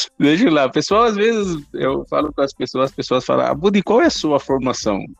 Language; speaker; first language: Portuguese; non-native, fluent; Arabic